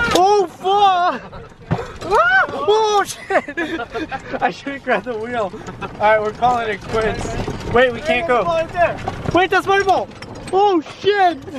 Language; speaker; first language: English; native; English